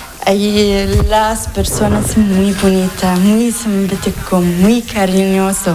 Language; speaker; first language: Spanish; non-native, learner; Arabic